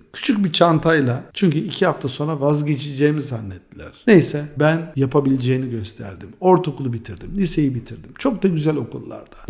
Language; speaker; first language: Turkish; early bilingual, heritage; Turkish